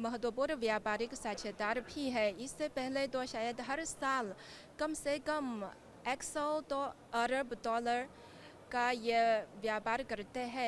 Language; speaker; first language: Hindi; non-native, fluent; Chinese